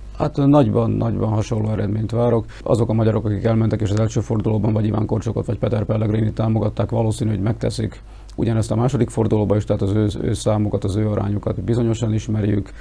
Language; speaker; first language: Hungarian; native; Hungarian